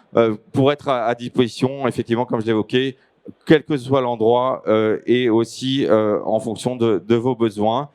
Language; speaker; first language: French; native; French